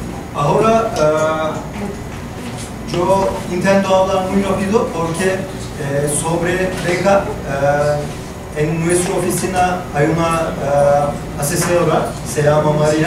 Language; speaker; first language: Spanish; non-native, learner; Turkish